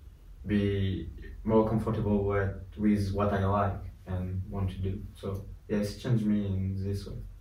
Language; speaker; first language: English; non-native, learner; French